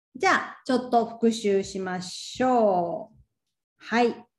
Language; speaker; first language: Japanese; native; Japanese